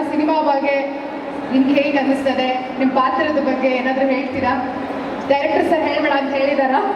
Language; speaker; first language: Kannada; native; Kannada